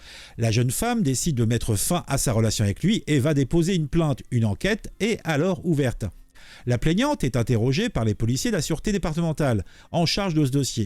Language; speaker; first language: French; native; French